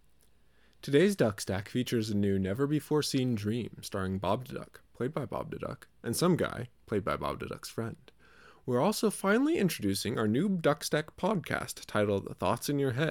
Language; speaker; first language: English; native; English